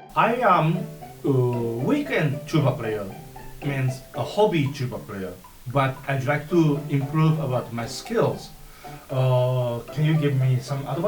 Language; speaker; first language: English; non-native, learner; Japanese